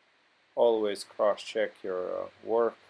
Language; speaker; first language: English; non-native, fluent; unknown